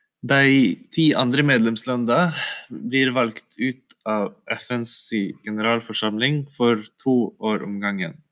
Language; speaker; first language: Norwegian; native; Norwegian